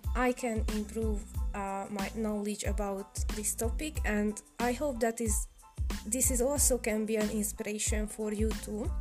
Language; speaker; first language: English; non-native, learner; Hungarian